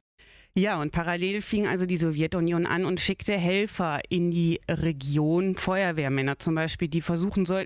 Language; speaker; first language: German; native; German